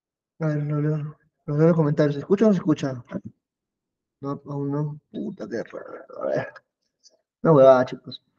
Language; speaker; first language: Spanish; native; Spanish